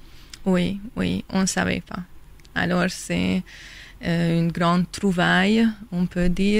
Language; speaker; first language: French; non-native, fluent; Hungarian